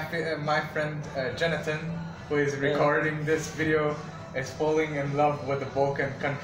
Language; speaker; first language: English; non-native, fluent; French